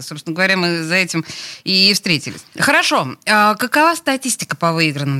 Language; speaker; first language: Russian; native; Russian